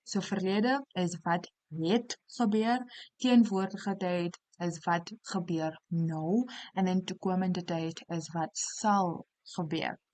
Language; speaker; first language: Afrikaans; non-native, local second language; English